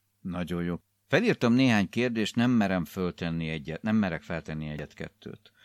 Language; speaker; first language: Hungarian; native; Hungarian